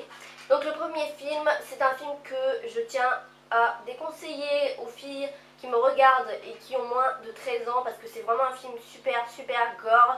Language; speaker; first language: French; native; French